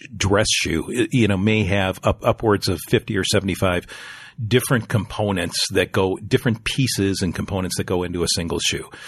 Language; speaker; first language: English; native; English